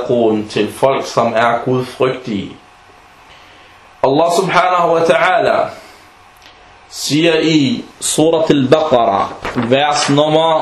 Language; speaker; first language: Danish; non-native, fluent; Arabic